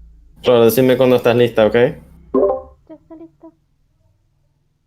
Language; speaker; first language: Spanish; early bilingual, heritage; Spanish